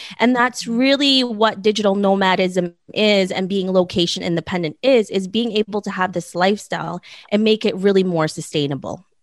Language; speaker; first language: English; early bilingual, other home language; Filipino